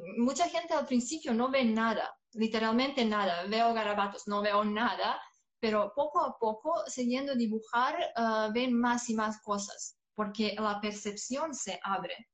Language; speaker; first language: Spanish; non-native, fluent; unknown